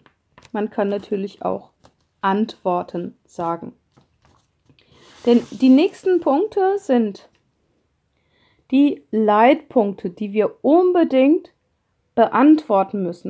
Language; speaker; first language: German; non-native, fluent; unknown